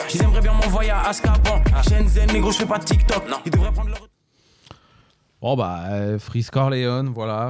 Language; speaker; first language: French; native; French